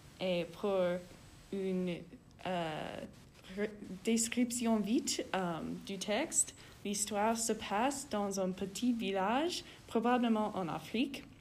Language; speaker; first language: French; non-native, learner; English